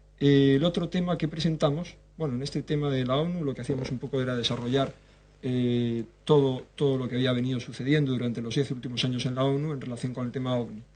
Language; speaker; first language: Spanish; native; Spanish